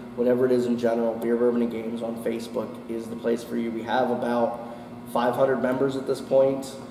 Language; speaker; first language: English; native; English